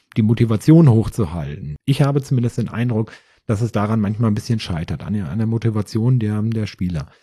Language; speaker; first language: German; native; German